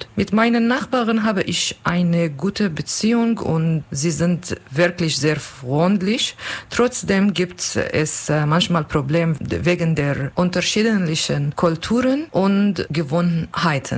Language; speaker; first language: German; non-native, learner; Kurdish